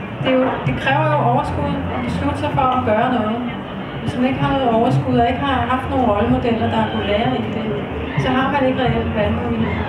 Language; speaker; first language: Danish; native; Danish